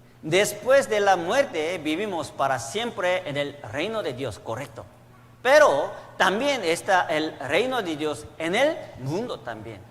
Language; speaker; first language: Spanish; non-native, learner; Korean